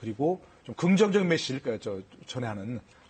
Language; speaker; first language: Korean; native; Korean